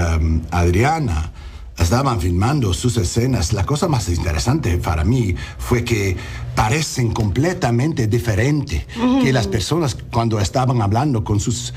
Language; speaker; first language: Spanish; non-native, learner; English